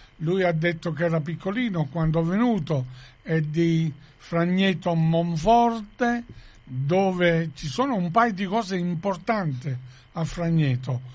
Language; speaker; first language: Italian; early bilingual, heritage; Italian